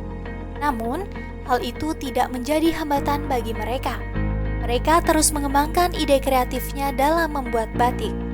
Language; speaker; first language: Indonesian; native; Indonesian